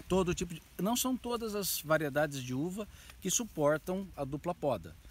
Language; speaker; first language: Portuguese; native; Portuguese